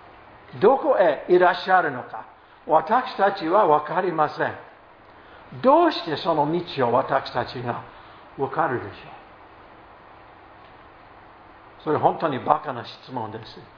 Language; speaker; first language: Japanese; non-native, fluent; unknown